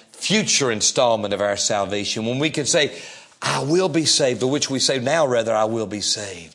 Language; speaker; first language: English; native; English